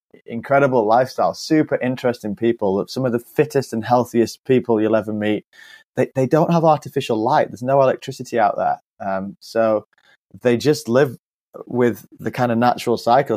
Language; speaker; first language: English; native; English